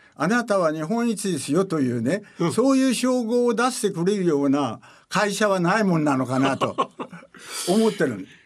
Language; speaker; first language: Japanese; native; Japanese